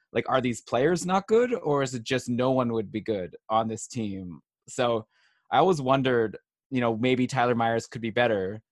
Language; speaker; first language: English; native; English